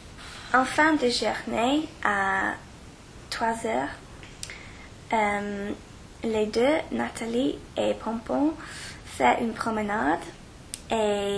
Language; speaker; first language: French; non-native, learner; English